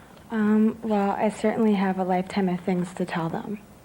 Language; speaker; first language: English; native; English